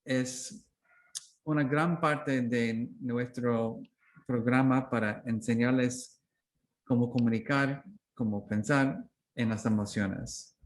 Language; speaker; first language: Spanish; non-native, learner; English